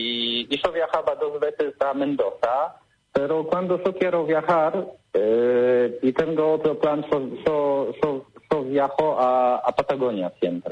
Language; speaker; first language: Spanish; non-native, learner; Polish